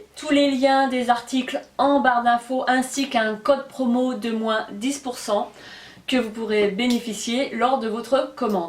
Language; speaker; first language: French; native; French